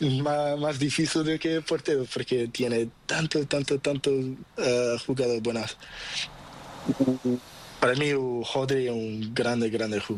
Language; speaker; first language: Spanish; non-native, learner; Portuguese